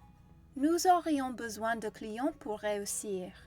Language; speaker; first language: French; non-native, fluent; English